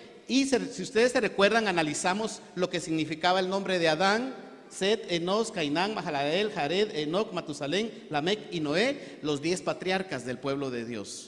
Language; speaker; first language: Spanish; native; Spanish